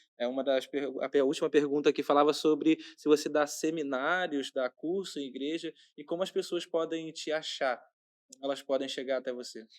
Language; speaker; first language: Portuguese; native; Portuguese